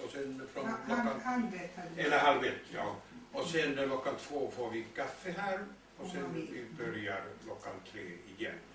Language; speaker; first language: Swedish; non-native, learner; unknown